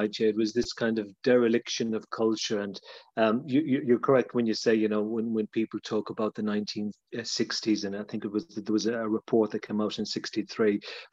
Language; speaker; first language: English; native; English